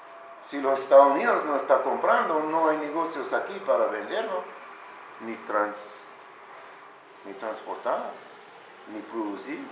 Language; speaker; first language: Spanish; non-native, learner; English